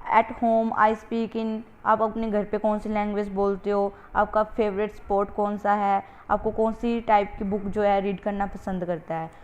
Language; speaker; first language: Hindi; native; Hindi